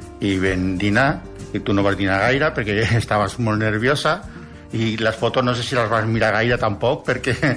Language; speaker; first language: Catalan; non-native, local second language; Spanish